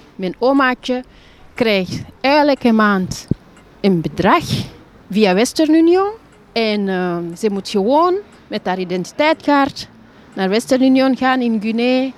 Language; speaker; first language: Dutch; non-native, fluent; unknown